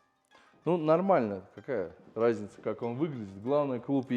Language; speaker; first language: Russian; native; Russian